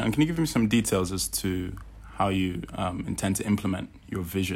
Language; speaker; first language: English; native; English